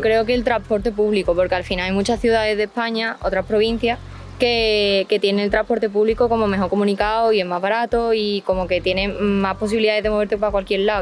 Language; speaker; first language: Spanish; native; Spanish